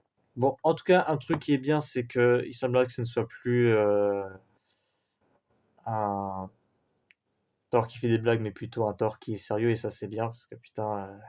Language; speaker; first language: French; native; French